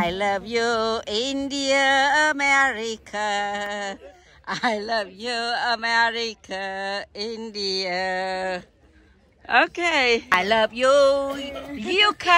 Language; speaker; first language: English; non-native, learner; Vietnamese